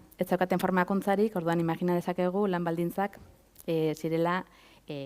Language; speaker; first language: Basque; native; Basque